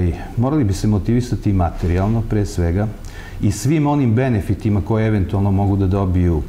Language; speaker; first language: Serbian; native; Serbian